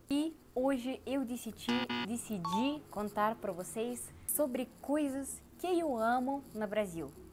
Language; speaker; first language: Portuguese; non-native, learner; Russian